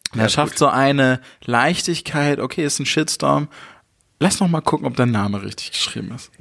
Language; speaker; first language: German; native; German